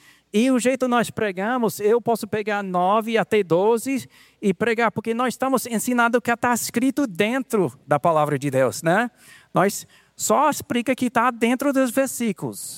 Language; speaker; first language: Portuguese; non-native, fluent; English